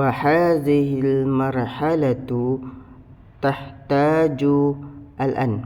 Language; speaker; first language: Arabic; non-native, learner; Indonesian